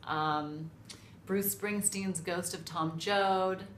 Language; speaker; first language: English; native; English